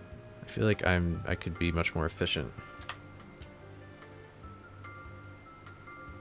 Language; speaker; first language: English; native; English